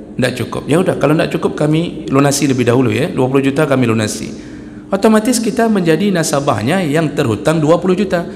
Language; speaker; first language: Malay; non-native, local second language; Achinese